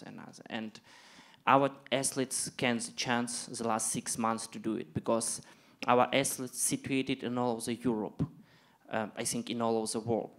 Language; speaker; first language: English; non-native, learner; Ukrainian